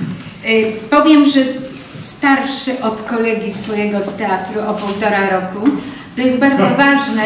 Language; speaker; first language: Polish; native; Polish